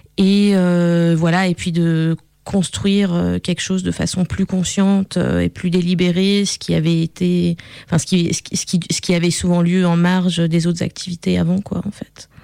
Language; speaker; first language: French; non-native, fluent; Russian